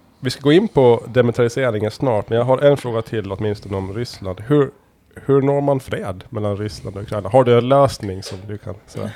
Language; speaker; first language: Swedish; native; Swedish